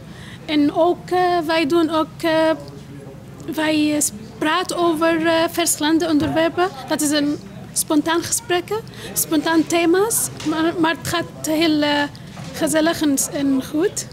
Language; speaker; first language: Dutch; non-native, fluent; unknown